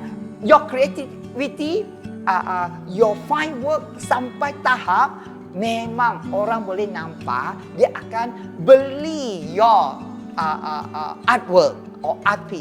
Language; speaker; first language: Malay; non-native, local second language; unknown